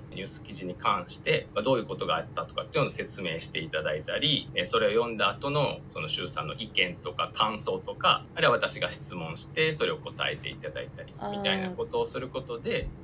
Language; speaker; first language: Japanese; native; Japanese